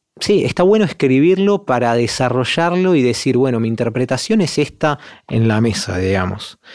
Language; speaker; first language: Spanish; native; Spanish